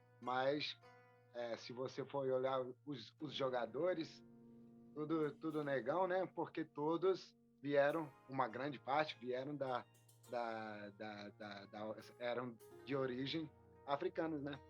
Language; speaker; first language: Portuguese; non-native, fluent; French